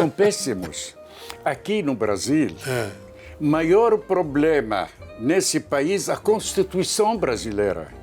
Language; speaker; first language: Portuguese; non-native, fluent; Arabic